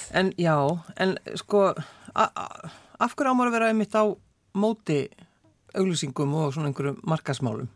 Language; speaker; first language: Icelandic; native; Icelandic